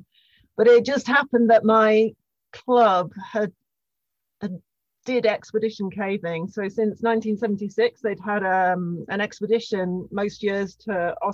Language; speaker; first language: English; native; English